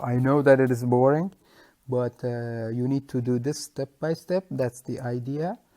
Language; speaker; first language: English; non-native, fluent; Turkish